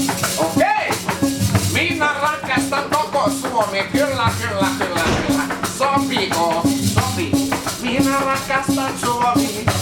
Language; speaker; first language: Finnish; non-native, learner; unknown